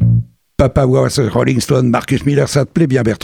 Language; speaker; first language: French; native; French